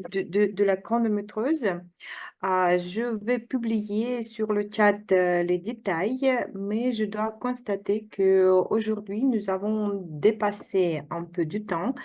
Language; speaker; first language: French; non-native, fluent; Russian